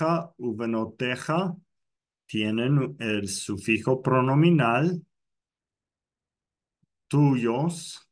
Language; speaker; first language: Spanish; non-native, fluent; English